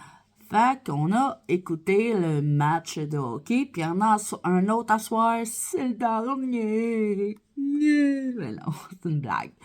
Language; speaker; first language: French; native; French